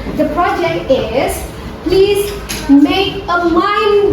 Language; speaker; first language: English; non-native, fluent; Indonesian